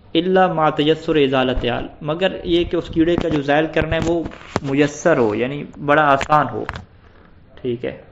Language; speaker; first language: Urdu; non-native, local second language; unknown